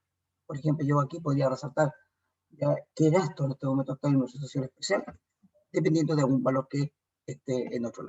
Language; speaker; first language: Spanish; native; Spanish